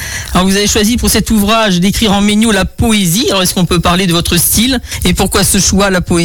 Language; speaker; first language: French; native; French